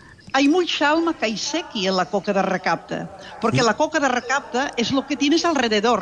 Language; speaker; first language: Spanish; non-native, local second language; Catalan